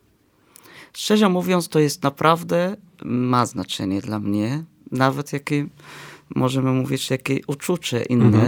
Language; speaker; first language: Polish; non-native, fluent; Arabic